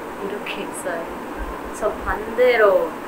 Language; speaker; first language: Korean; non-native, learner; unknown